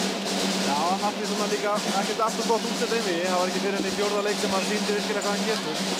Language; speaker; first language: Icelandic; native; Icelandic